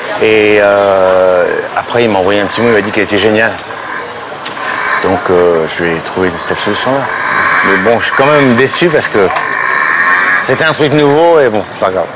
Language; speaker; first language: French; native; French